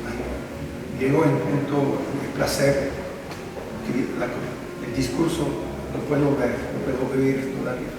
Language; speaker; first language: Spanish; non-native, fluent; French